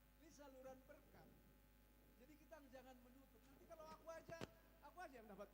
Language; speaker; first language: Indonesian; non-native, local second language; Batak Toba